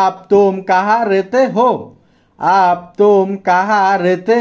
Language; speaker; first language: Hindi; non-native, fluent; Bangla